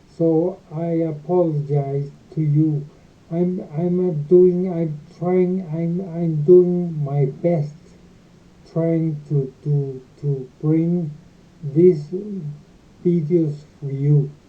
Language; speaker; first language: English; non-native, learner; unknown